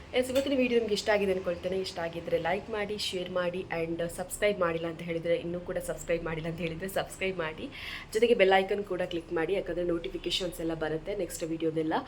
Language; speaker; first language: Kannada; native; Kannada